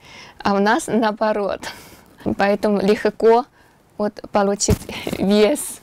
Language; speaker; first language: Russian; non-native, learner; Chinese